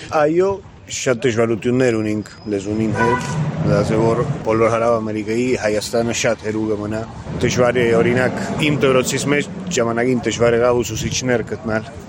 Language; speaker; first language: Armenian; early bilingual, heritage; Armenian